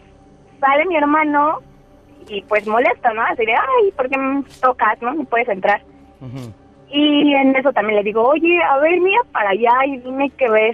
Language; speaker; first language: Spanish; native; Spanish